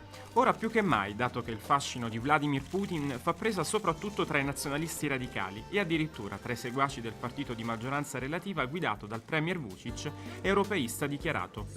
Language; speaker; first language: Italian; native; Italian